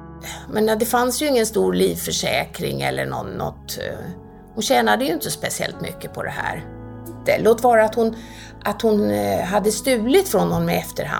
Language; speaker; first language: Swedish; native; Swedish